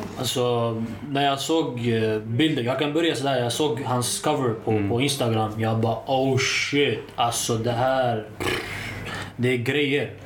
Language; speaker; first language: Swedish; early bilingual, other home language; Arabic